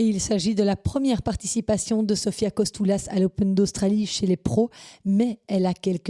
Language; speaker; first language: French; native; French